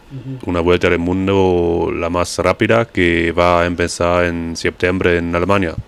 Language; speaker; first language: Spanish; non-native, learner; German